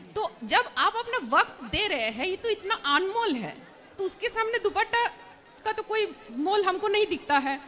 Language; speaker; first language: Hindi; non-native, local second language; Bangla